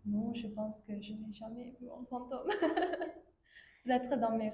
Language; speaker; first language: French; non-native, fluent; English